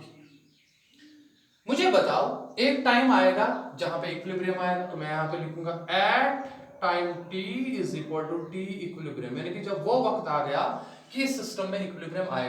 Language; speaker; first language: Hindi; non-native, local second language; Kashmiri